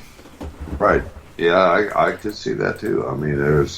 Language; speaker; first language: English; native; English